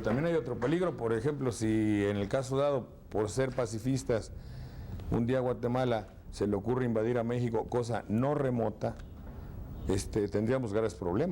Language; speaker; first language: Spanish; native; Spanish